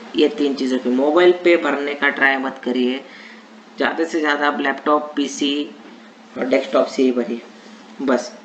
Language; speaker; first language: Hindi; non-native, local second language; Marathi